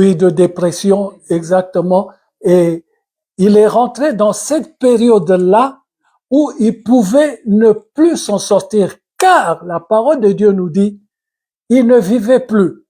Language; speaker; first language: French; non-native, local second language; Lingala